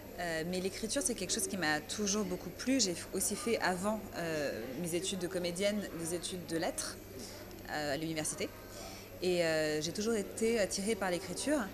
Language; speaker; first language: French; early bilingual, other home language; Persian